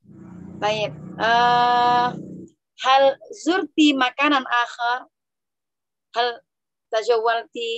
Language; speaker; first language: Arabic; non-native, fluent; Indonesian